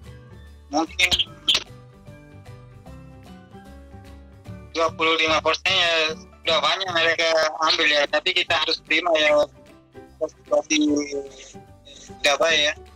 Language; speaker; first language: Indonesian; non-native, fluent; Spanish